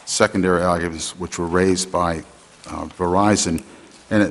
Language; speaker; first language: English; native; English